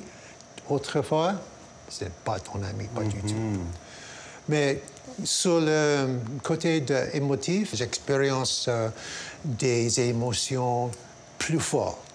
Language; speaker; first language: French; non-native, local second language; English